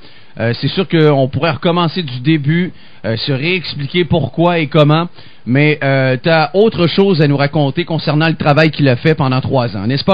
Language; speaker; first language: French; native; French